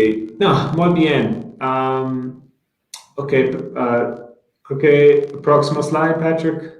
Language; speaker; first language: Spanish; non-native, fluent; English